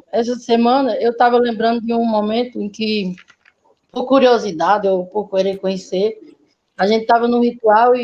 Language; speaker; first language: Portuguese; native; Portuguese